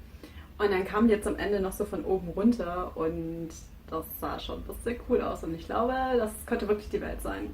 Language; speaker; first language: German; native; German